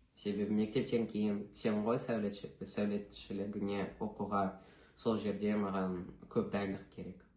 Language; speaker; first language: Kazakh; non-native, local second language; Russian